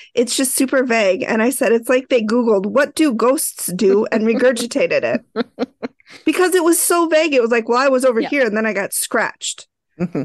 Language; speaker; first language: English; native; English